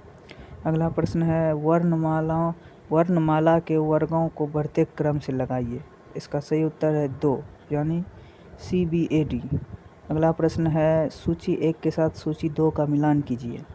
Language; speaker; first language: Hindi; native; Hindi